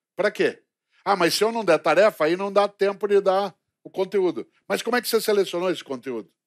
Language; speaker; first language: Portuguese; native; Portuguese